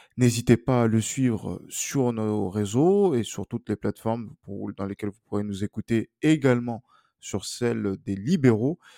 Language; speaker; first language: French; native; French